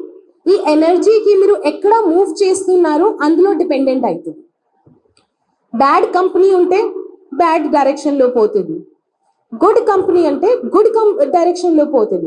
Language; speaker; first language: Telugu; non-native, fluent; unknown